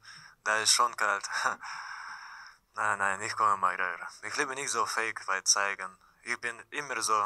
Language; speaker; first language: German; non-native, learner; Russian